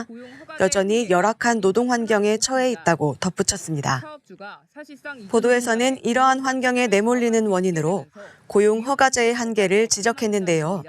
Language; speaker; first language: Korean; native; Korean